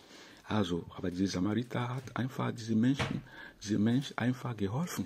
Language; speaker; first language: German; non-native, fluent; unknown